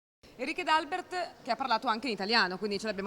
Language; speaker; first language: Italian; native; Italian